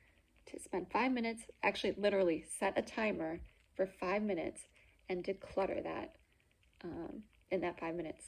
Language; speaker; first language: English; native; English